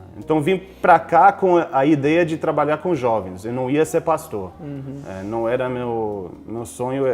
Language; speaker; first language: Portuguese; non-native, fluent; English